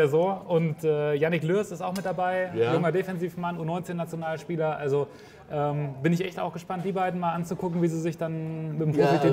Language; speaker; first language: German; native; German